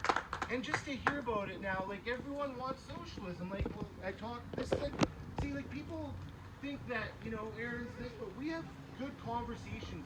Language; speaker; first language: English; early bilingual, other home language; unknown